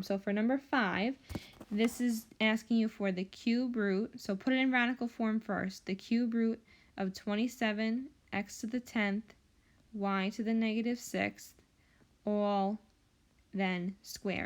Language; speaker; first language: English; native; English